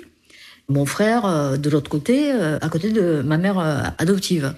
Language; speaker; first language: French; early bilingual, other home language; Korean